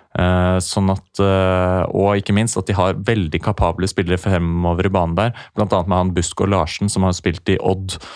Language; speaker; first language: Norwegian; native; Norwegian